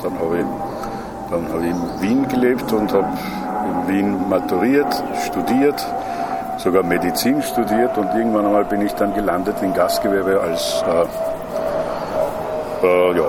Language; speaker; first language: German; non-native, fluent; Persian